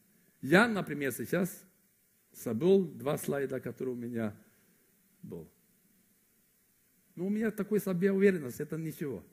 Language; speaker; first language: Russian; non-native, fluent; Swedish